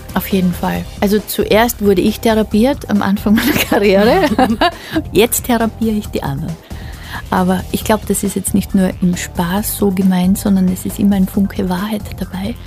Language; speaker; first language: German; native; German